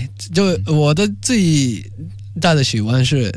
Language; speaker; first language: Chinese; non-native, fluent; Japanese